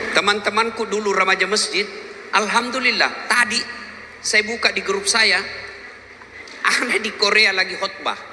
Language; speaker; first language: Indonesian; non-native, local second language; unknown